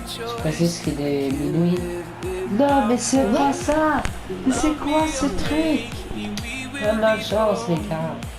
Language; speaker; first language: French; native; French